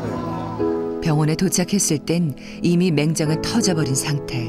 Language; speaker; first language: Korean; native; Korean